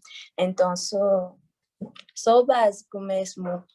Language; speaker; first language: Portuguese; non-native, fluent; French